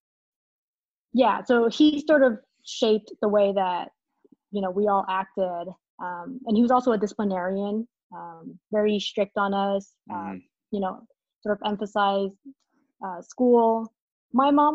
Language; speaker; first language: English; native; English